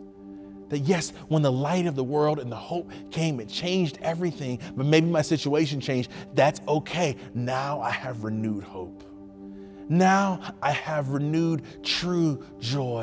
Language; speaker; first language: English; native; English